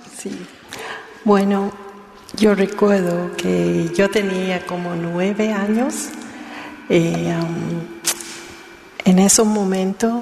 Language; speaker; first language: Spanish; non-native, learner; Vietnamese